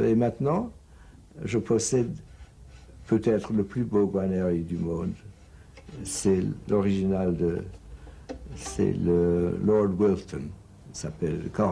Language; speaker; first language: French; non-native, fluent; English